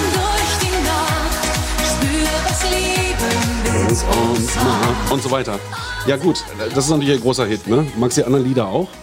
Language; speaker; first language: German; native; German